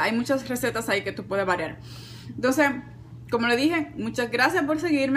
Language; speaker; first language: Spanish; native; Spanish